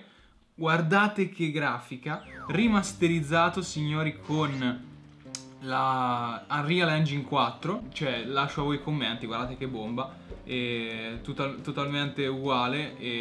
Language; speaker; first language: Italian; native; Italian